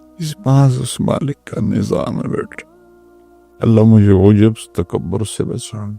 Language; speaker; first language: Urdu; non-native, local second language; Punjabi